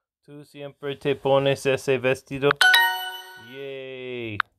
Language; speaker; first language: Spanish; non-native, learner; English